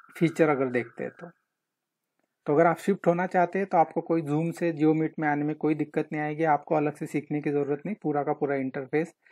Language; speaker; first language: Hindi; non-native, local second language; Marathi